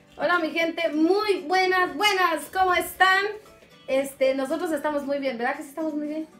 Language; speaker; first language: Spanish; non-native, local second language; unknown